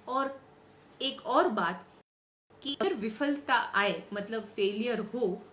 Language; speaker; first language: Hindi; non-native, local second language; Gujarati